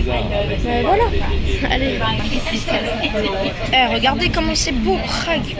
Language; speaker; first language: French; native; French